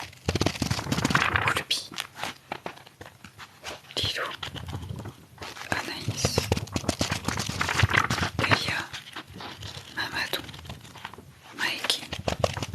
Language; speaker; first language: French; native; French